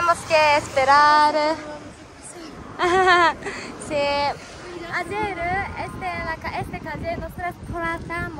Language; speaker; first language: Spanish; non-native, fluent; Japanese